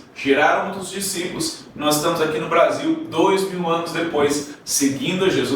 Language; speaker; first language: Portuguese; native; Portuguese